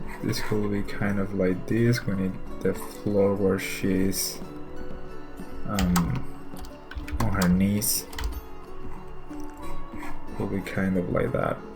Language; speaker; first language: English; non-native, fluent; Spanish